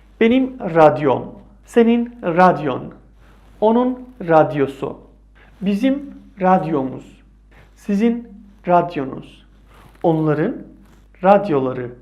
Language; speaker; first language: Turkish; non-native, fluent; Persian